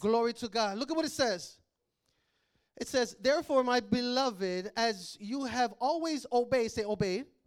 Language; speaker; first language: English; native; English